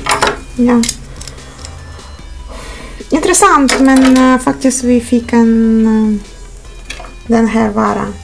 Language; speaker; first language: Swedish; non-native, learner; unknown